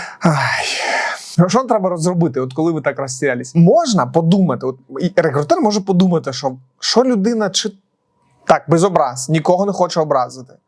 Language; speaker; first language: Ukrainian; non-native, local second language; Russian